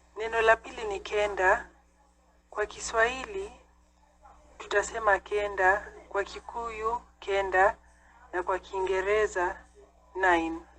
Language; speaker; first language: Swahili; non-native, local second language; Kikuyu